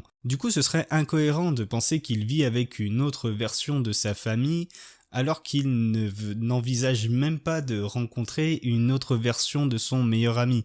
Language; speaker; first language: French; native; French